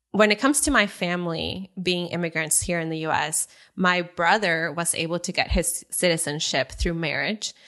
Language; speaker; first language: English; early bilingual, other home language; Spanish